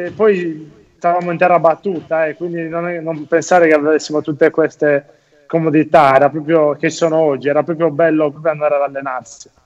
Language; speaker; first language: Italian; native; Italian